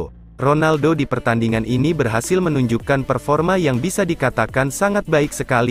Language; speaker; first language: Indonesian; native; Indonesian